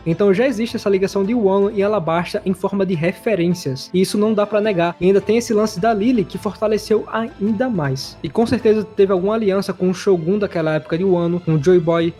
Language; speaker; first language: Portuguese; native; Portuguese